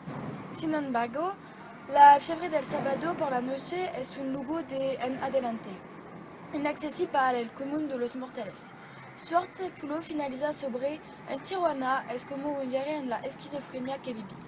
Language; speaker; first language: Spanish; non-native, learner; French